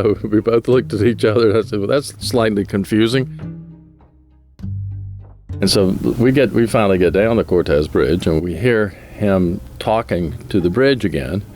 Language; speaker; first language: English; native; English